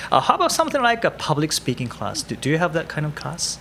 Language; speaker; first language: English; non-native, fluent; Japanese